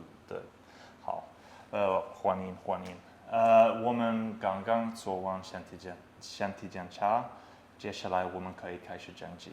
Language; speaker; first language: Chinese; non-native, fluent; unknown